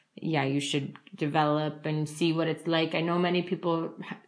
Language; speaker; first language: English; native; English